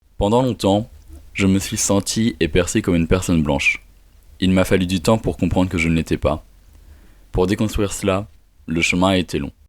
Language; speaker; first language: French; native; French